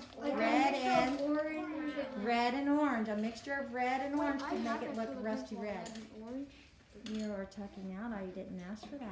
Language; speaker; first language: English; native; English